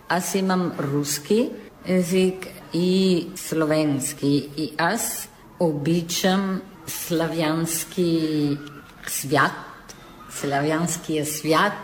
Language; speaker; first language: Bulgarian; non-native, learner; Italian